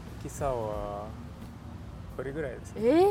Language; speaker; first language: Japanese; non-native, learner; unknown